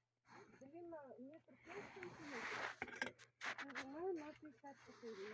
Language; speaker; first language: Russian; non-native, local second language; Kyrgyz